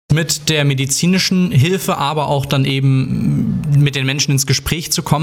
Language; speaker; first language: German; native; German